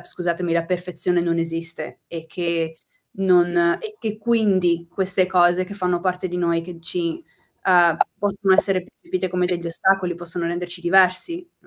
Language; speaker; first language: Italian; native; Italian